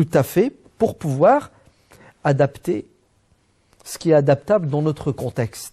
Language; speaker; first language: French; early bilingual, other home language; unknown